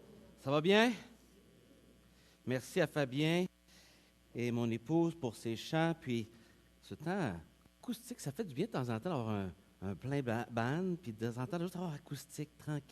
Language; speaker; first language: French; native; French